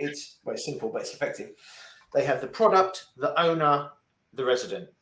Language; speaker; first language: English; native; English